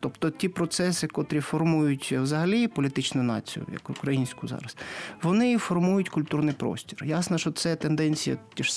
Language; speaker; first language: Ukrainian; non-native, local second language; Russian